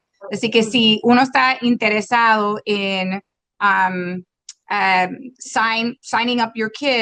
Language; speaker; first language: Spanish; non-native, local second language; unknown